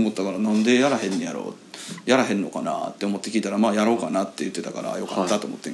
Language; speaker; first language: Japanese; native; Japanese